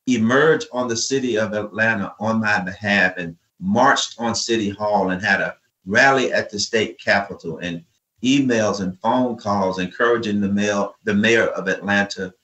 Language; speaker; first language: English; native; English